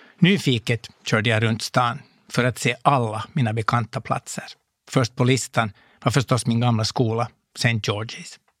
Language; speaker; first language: Swedish; native; Swedish